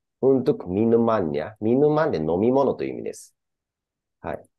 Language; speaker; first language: Japanese; native; Japanese